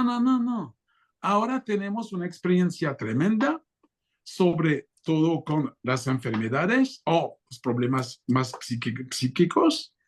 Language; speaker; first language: Spanish; non-native, fluent; French